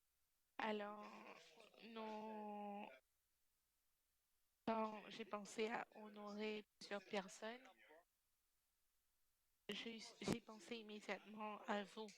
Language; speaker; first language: French; non-native, fluent; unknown